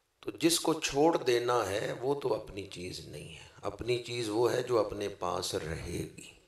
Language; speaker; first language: Urdu; non-native, local second language; Punjabi